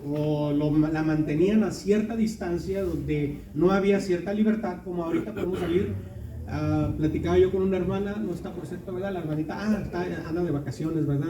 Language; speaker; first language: Spanish; native; Spanish